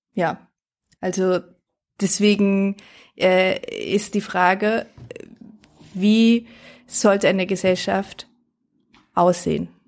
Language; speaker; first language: German; early bilingual, other home language; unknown